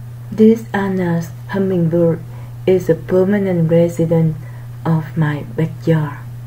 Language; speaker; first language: English; non-native, fluent; Vietnamese